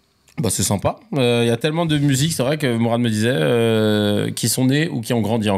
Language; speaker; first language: French; native; French